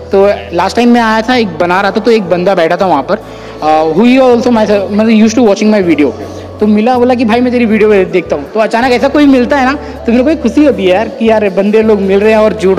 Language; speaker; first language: Hindi; native; Hindi